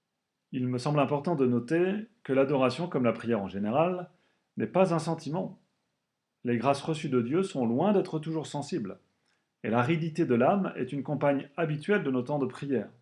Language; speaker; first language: French; native; French